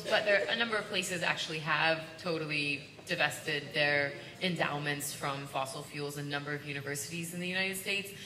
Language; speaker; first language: English; native; English